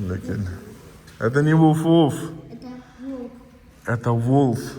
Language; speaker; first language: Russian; non-native, learner; Urdu